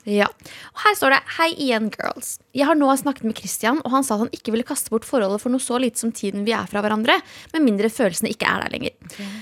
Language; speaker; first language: Norwegian; early bilingual, other home language; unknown